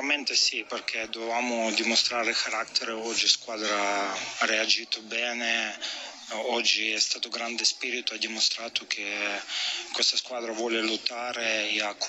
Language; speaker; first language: Italian; non-native, fluent; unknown